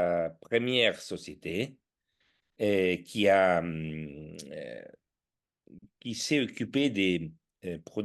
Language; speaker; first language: French; non-native, fluent; Italian